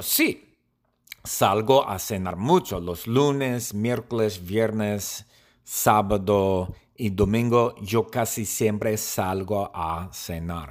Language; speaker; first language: Spanish; non-native, learner; English